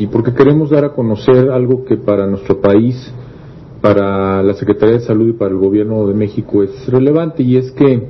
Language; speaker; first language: Spanish; native; Spanish